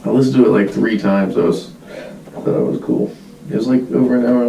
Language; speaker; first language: English; native; English